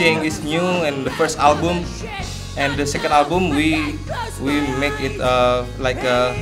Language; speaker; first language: English; non-native, learner; Indonesian